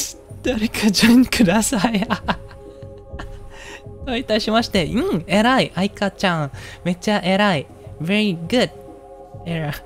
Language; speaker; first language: Japanese; non-native, learner; Indonesian